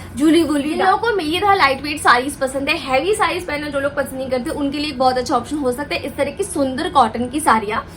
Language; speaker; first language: Hindi; non-native, local second language; Bangla